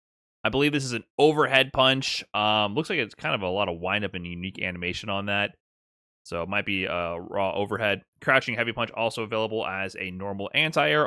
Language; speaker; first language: English; native; English